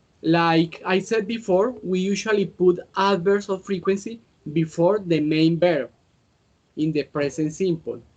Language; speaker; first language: English; non-native, learner; Spanish